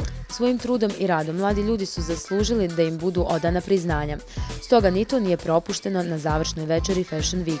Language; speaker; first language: Bosnian; native; Bosnian